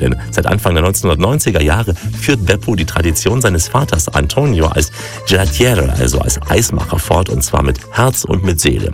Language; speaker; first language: German; native; German